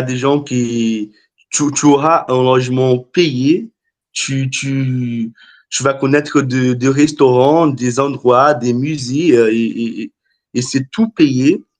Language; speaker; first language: French; non-native, fluent; Portuguese